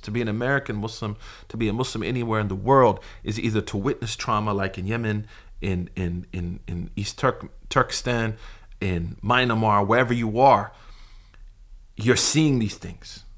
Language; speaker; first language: English; native; English